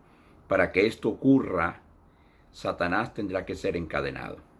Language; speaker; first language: Spanish; native; Spanish